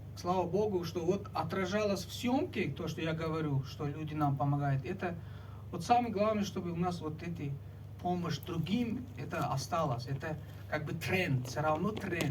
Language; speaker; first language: Russian; non-native, local second language; Tajik